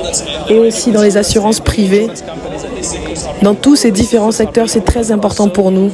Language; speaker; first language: French; non-native, fluent; Arabic